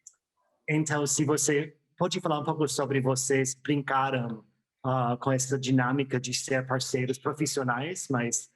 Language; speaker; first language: Portuguese; non-native, fluent; English